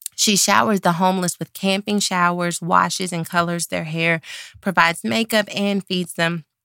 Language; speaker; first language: English; native; English